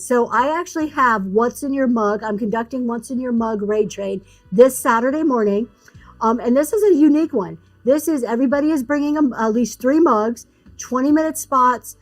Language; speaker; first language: English; native; English